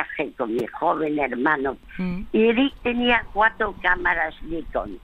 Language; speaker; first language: Spanish; early bilingual, other home language; French